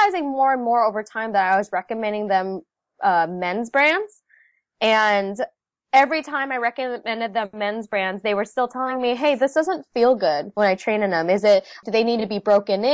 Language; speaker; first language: English; early bilingual, other home language; Vietnamese